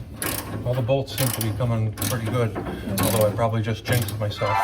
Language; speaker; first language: English; native; English